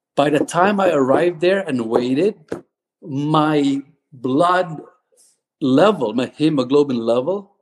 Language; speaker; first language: English; non-native, local second language; Cebuano